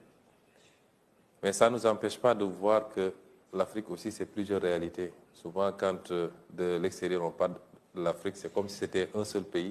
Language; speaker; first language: French; non-native, local second language; Wolof